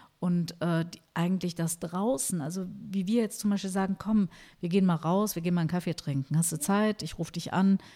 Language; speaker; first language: German; early bilingual, other home language; Turkish